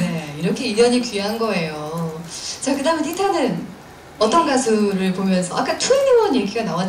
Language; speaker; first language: Korean; native; Korean